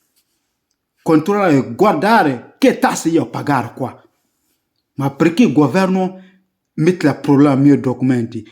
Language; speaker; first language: Italian; non-native, learner; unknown